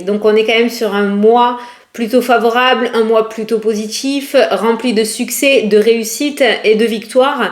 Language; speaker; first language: French; native; French